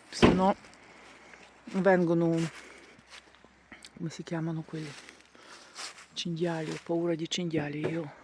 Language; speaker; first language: Italian; non-native, learner; Ukrainian